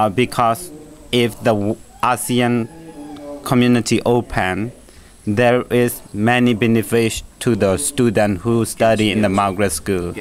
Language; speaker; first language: English; non-native, learner; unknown